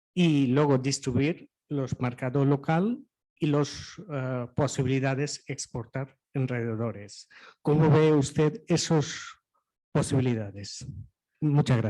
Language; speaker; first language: Spanish; non-native, learner; Bangla